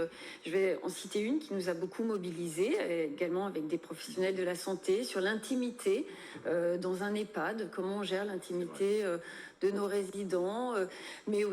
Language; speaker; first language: French; native; French